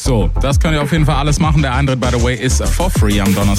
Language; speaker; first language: German; native; German